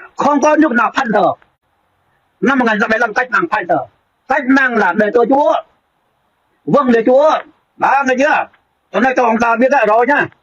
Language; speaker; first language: Vietnamese; non-native, local second language; Jarai